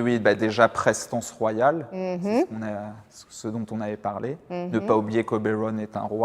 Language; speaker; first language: French; native; French